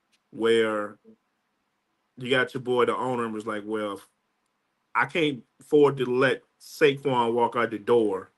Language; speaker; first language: English; native; English